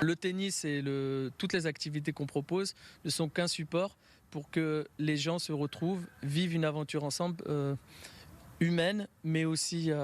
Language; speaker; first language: French; native; French